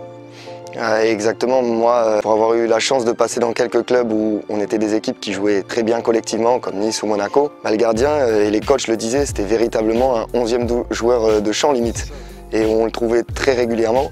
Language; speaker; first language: French; native; French